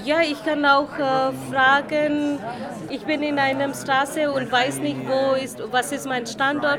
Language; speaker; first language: German; non-native, learner; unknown